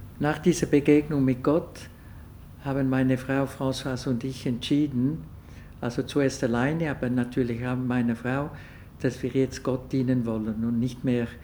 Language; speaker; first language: German; non-native, local second language; French